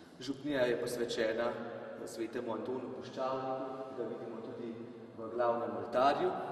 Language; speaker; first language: Slovenian; native; Slovenian